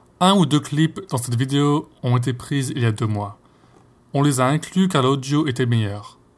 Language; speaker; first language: French; native; French